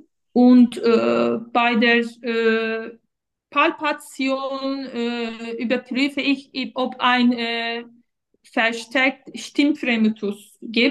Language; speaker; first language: German; non-native, fluent; Turkish